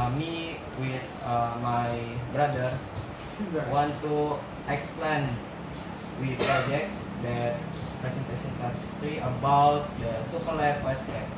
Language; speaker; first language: English; non-native, learner; Indonesian